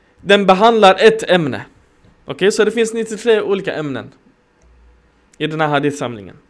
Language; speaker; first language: Swedish; non-native, fluent; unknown